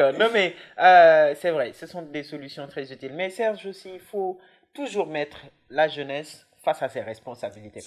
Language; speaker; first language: French; non-native, local second language; Wolof